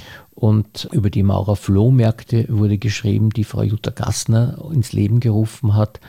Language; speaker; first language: German; native; German